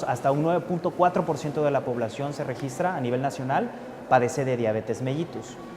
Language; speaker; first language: Spanish; native; Spanish